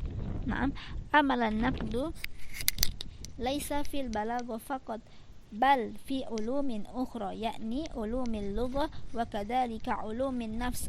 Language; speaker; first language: Arabic; non-native, fluent; Indonesian